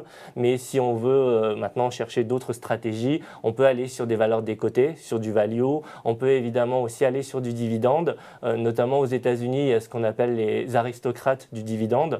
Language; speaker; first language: French; native; French